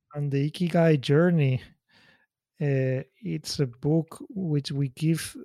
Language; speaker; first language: English; non-native, fluent; Spanish